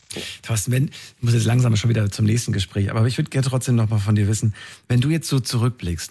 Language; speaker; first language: German; native; German